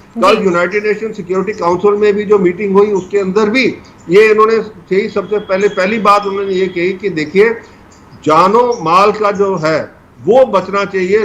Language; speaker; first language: Hindi; native; Hindi